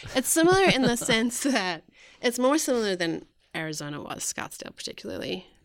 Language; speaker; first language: English; native; English